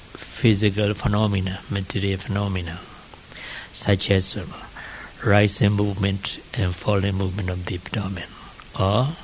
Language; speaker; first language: English; non-native, fluent; Burmese